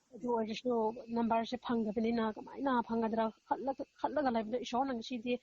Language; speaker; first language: Manipuri; non-native, local second language; Rongmei Naga